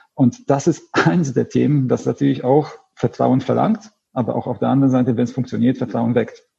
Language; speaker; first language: German; non-native, fluent; Polish